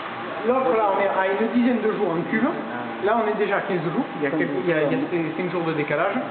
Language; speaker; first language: French; native; French